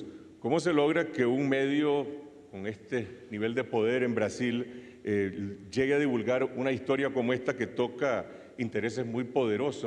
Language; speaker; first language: Spanish; native; Spanish